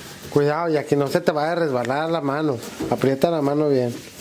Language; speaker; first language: Spanish; early bilingual, heritage; Spanish